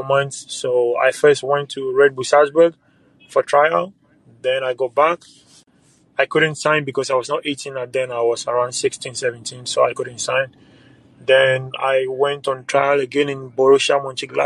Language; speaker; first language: English; non-native, local second language; Ga